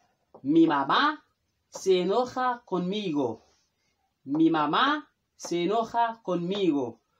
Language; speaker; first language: Spanish; non-native, fluent; Haitian Creole